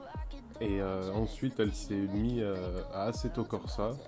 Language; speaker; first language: French; native; French